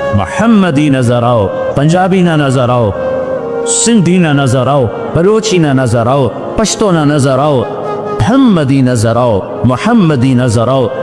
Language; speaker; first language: Urdu; non-native, local second language; Punjabi